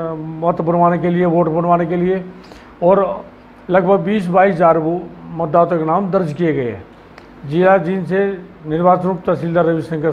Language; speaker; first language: Hindi; native; Hindi